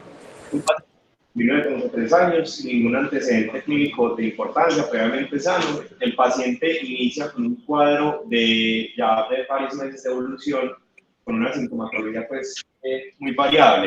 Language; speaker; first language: Spanish; native; Spanish